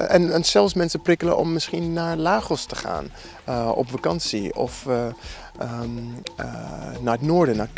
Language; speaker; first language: Dutch; non-native, fluent; English